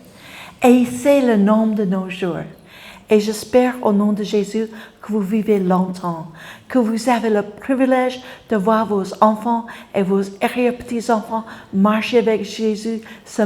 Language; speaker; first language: French; non-native, fluent; English